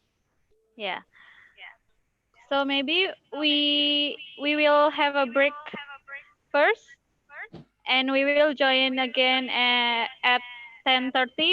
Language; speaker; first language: English; non-native, local second language; Indonesian